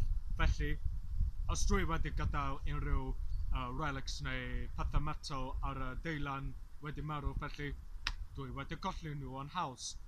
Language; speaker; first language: Welsh; non-native, learner; English